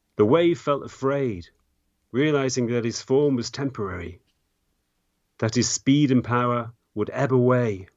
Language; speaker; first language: English; native; English